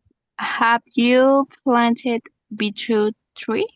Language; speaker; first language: English; non-native, learner; Spanish